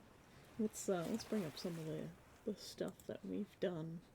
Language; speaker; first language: English; native; English